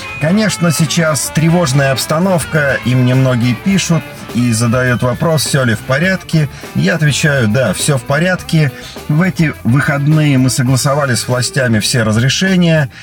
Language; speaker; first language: Russian; native; Russian